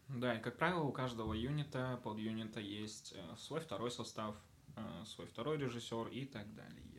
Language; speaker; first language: Russian; native; Russian